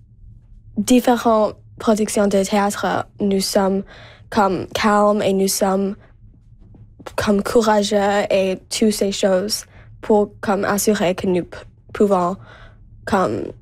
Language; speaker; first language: French; non-native, local second language; English